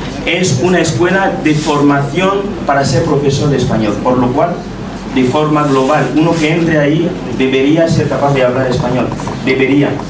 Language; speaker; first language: Spanish; non-native, fluent; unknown